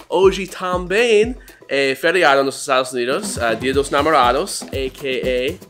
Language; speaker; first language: Portuguese; non-native, learner; English